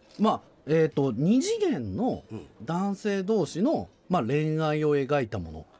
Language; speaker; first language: Japanese; native; Japanese